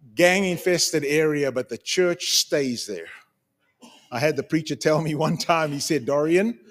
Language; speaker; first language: English; native; English